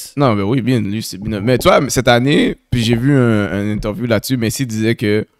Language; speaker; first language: French; native; French